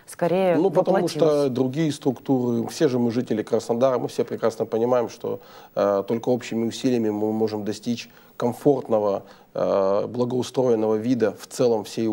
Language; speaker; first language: Russian; native; Russian